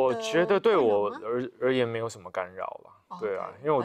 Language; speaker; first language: Chinese; native; Chinese